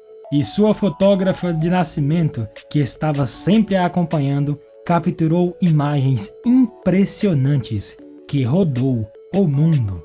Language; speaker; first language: Portuguese; native; Portuguese